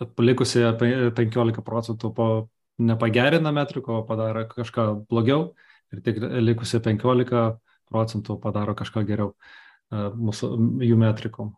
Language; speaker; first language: Lithuanian; non-native, local second language; Russian